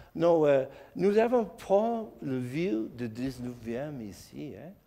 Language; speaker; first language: French; non-native, learner; English